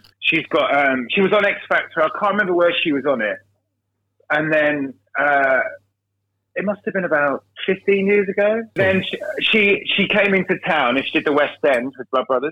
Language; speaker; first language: English; native; English